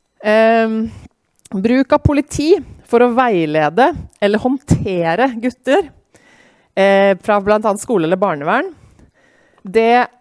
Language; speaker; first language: Norwegian; native; Norwegian